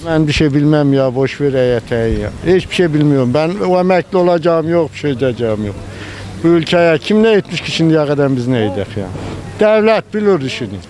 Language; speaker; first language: Turkish; non-native, local second language; Kurdish